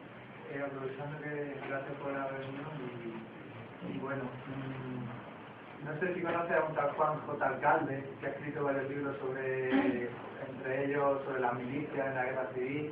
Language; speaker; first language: Spanish; native; Spanish